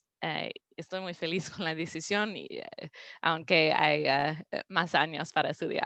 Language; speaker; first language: Spanish; non-native, learner; English